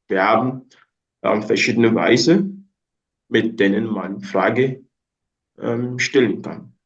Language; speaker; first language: German; non-native, fluent; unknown